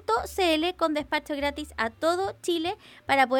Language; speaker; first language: Spanish; native; Spanish